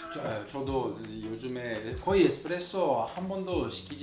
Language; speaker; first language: Korean; non-native, learner; Italian